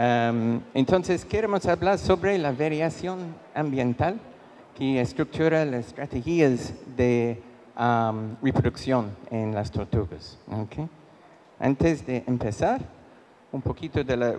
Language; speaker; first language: Spanish; non-native, fluent; English